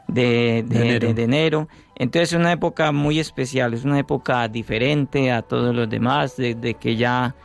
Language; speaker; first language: Spanish; native; Spanish